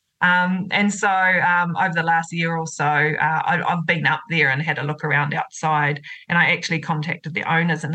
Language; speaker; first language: English; native; English